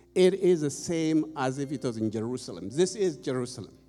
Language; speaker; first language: English; non-native, fluent; Amharic